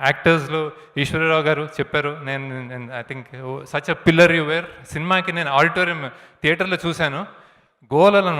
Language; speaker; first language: Telugu; native; Telugu